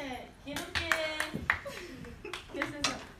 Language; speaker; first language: Spanish; non-native, fluent; English